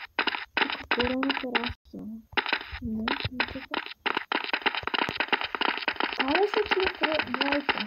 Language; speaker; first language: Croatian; non-native, learner; Macedonian